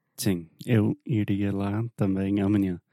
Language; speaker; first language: Portuguese; non-native, fluent; English